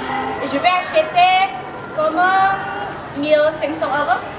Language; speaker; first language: French; non-native, learner; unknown